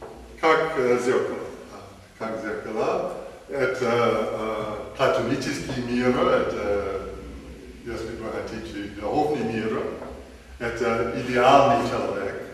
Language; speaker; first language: Russian; non-native, learner; English